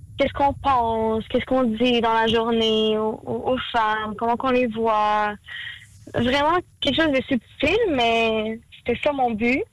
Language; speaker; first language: French; native; French